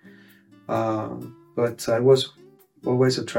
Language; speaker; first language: English; non-native, fluent; French